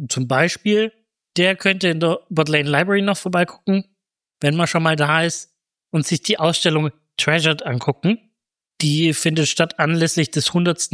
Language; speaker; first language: German; native; German